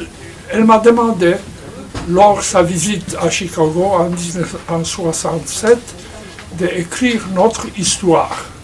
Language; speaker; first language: French; non-native, fluent; Polish